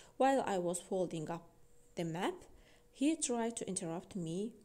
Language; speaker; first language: English; non-native, fluent; Azerbaijani